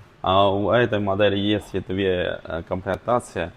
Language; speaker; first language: Russian; non-native, learner; Chinese